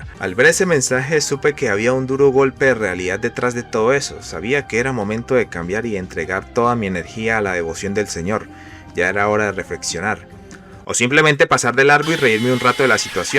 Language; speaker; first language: Spanish; native; Spanish